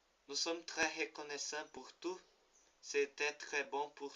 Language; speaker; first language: French; non-native, learner; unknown